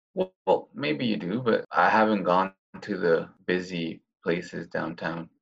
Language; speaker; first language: English; non-native, fluent; Spanish